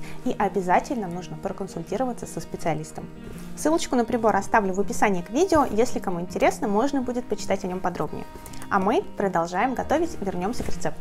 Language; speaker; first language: Russian; native; Russian